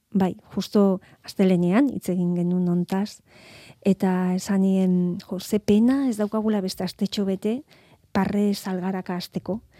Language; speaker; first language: Basque; native; Basque